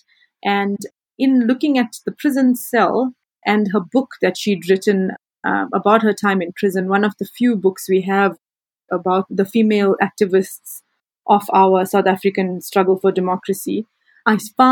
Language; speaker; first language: English; native; English